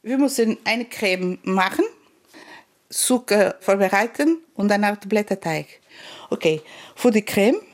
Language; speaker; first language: German; non-native, learner; Portuguese